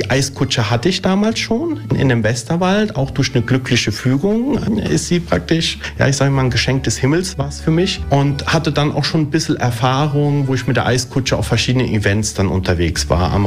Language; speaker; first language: German; early bilingual, other home language; Italian